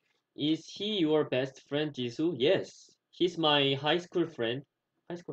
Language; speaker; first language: English; non-native, learner; Korean